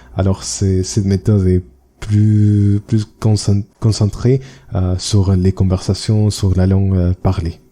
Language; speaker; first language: French; non-native, learner; Spanish